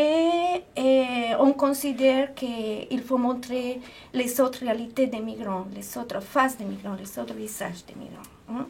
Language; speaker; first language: French; non-native, fluent; Spanish